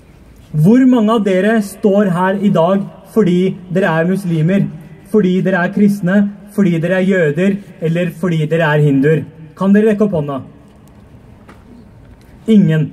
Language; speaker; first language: Norwegian; early bilingual, other home language; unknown